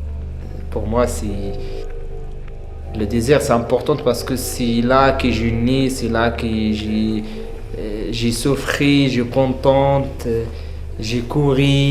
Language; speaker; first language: French; non-native, learner; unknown